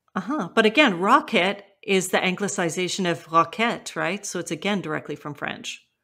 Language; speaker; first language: English; native; English